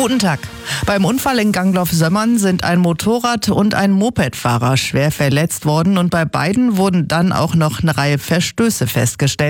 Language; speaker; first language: German; native; German